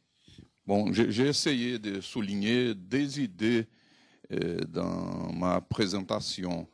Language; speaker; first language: French; non-native, fluent; Portuguese